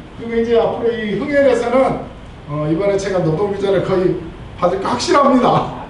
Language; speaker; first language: Korean; native; Korean